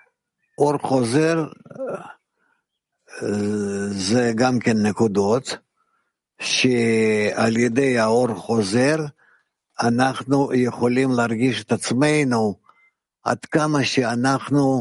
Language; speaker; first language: Hebrew; non-native, fluent; Russian